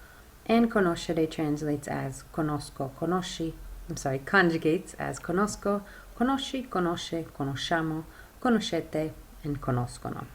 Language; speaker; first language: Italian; non-native, fluent; English